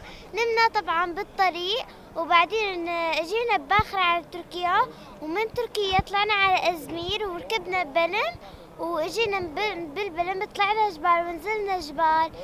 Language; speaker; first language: Arabic; native; Arabic